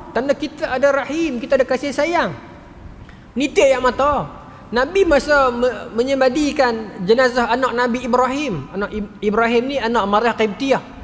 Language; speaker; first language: Malay; native; Malay